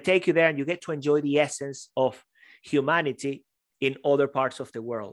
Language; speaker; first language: English; non-native, fluent; Spanish